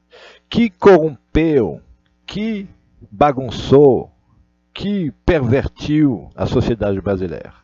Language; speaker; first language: Portuguese; non-native, learner; Russian